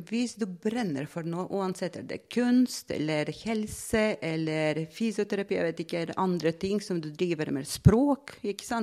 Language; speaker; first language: Norwegian; non-native, fluent; Latvian